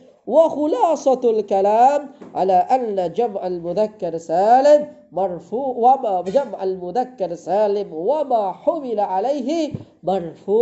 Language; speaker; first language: Arabic; non-native, fluent; Indonesian